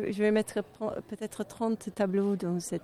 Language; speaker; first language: French; non-native, fluent; English